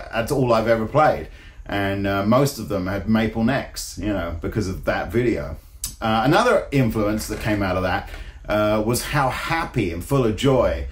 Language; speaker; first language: English; native; English